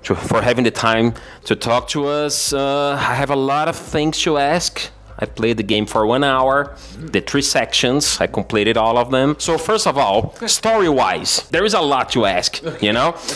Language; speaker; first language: English; non-native, fluent; Portuguese